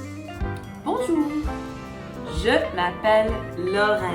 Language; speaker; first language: French; non-native, fluent; English